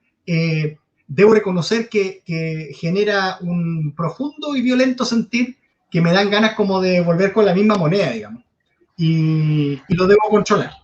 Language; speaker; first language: Spanish; native; Spanish